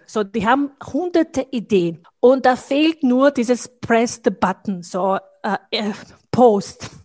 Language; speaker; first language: German; non-native, fluent; Bosnian